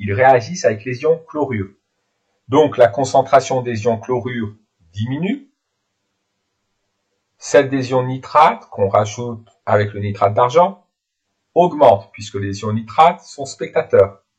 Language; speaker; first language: French; native; French